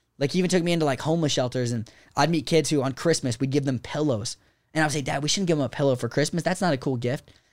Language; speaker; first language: English; native; English